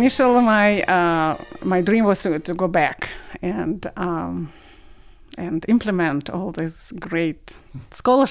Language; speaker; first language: English; non-native, fluent; Russian